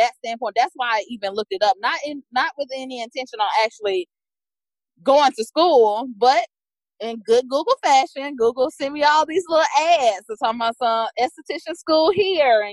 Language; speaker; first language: English; native; English